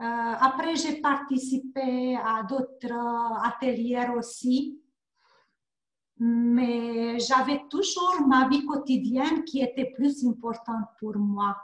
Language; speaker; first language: French; non-native, learner; Hungarian